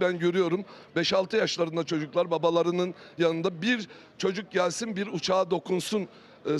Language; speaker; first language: Turkish; native; Turkish